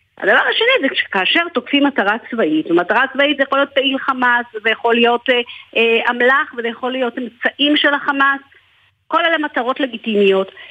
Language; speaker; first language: Hebrew; native; Hebrew